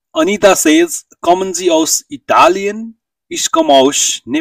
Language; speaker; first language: German; non-native, learner; Nepali